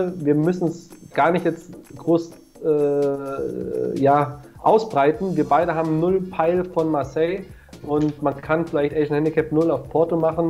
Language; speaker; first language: German; native; German